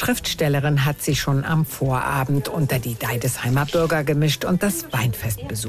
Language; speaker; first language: German; native; German